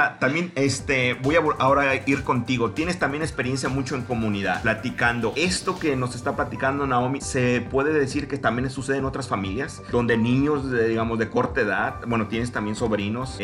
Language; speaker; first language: Spanish; native; Spanish